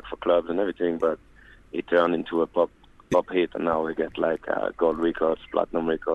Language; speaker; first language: English; non-native, fluent; French